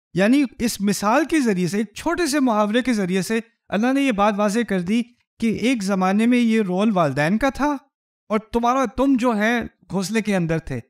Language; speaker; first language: Urdu; native; Urdu